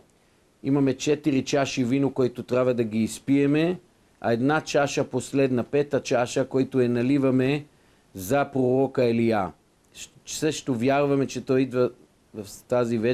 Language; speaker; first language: Bulgarian; non-native, fluent; Hebrew